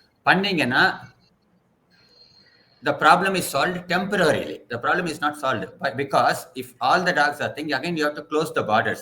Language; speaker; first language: English; non-native, local second language; Tamil